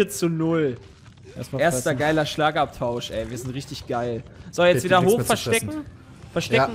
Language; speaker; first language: German; native; German